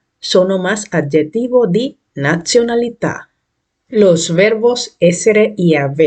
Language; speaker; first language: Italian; non-native, fluent; Spanish